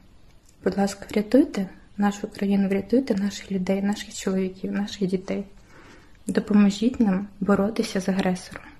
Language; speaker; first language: Ukrainian; native; Ukrainian